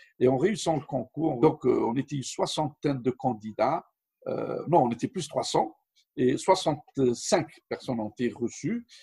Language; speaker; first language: French; non-native, local second language; Arabic